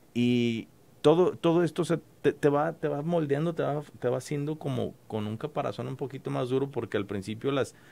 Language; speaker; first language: Spanish; native; Spanish